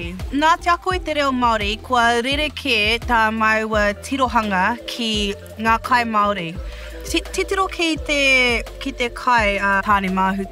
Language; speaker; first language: Māori; non-native, local second language; English